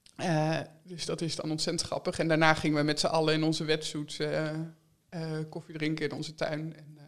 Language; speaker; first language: Dutch; native; Dutch